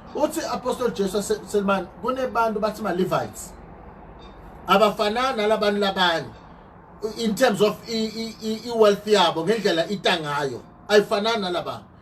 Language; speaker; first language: Zulu; non-native, local second language; Swati